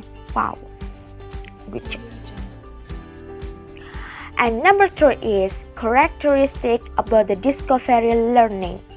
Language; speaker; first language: English; non-native, learner; Indonesian